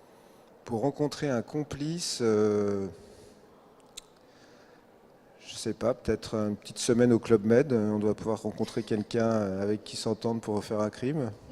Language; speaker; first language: French; native; French